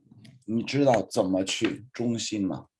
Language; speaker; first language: Chinese; non-native, learner; Swedish